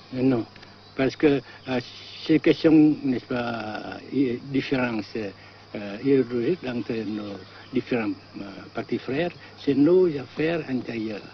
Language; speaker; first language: French; non-native, fluent; Vietnamese